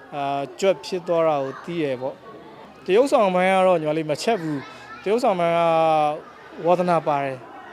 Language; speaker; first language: Burmese; non-native, local second language; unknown